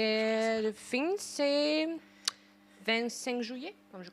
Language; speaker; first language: French; non-native, learner; Ukrainian